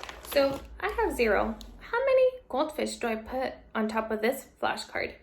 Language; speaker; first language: English; native; English